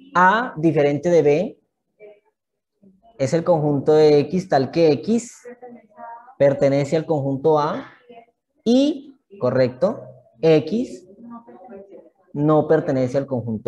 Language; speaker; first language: Spanish; native; Spanish